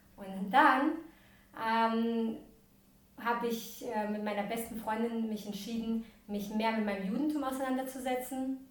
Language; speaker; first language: German; early bilingual, other home language; Russian